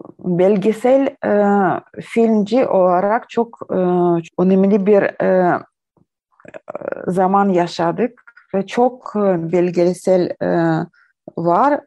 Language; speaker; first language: Turkish; non-native, learner; Ukrainian